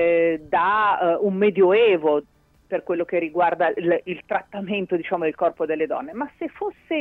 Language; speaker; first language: Italian; native; Italian